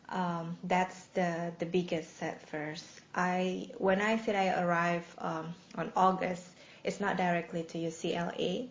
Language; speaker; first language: English; non-native, fluent; Indonesian